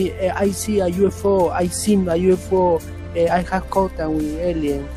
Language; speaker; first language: English; non-native, learner; Spanish